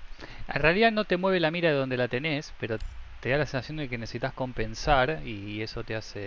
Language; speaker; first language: Spanish; native; Spanish